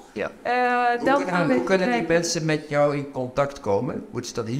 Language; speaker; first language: Dutch; native; Dutch